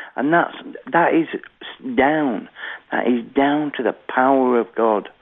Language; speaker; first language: English; native; English